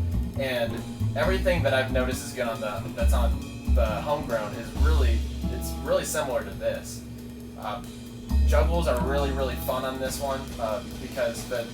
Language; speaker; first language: English; native; English